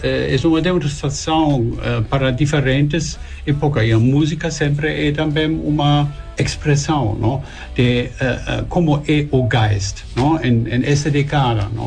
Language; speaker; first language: Portuguese; non-native, learner; German